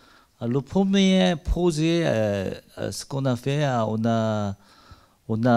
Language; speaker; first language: French; non-native, learner; Korean